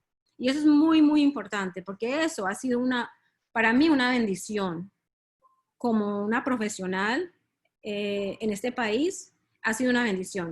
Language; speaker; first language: Spanish; early bilingual, heritage; Spanish